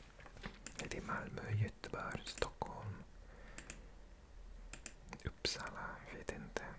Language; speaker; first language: Swedish; non-native, learner; English